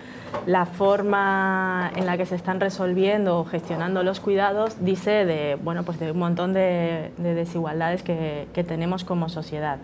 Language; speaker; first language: Spanish; native; Spanish